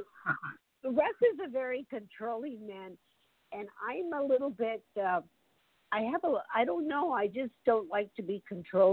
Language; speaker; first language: English; early bilingual, other home language; Spanish